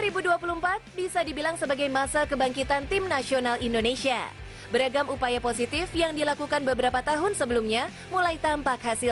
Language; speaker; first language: Indonesian; native; Indonesian